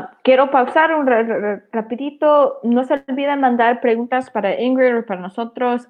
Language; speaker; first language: Spanish; early bilingual, heritage; Spanish